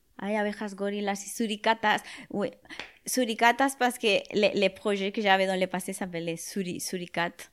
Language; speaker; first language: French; non-native, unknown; Spanish